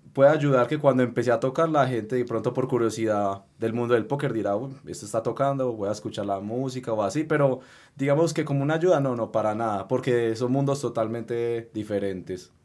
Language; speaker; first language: Spanish; native; Spanish